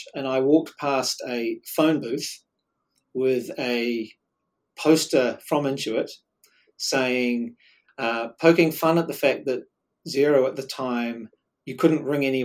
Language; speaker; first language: English; native; English